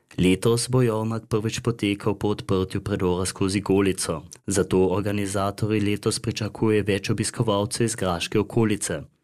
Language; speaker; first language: Slovenian; early bilingual, heritage; Slovenian